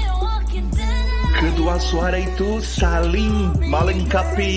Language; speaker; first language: Indonesian; non-native, fluent; Portuguese